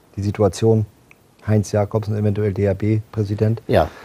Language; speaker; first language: German; native; German